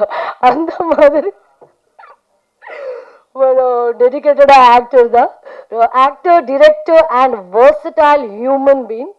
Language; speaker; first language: Tamil; non-native, fluent; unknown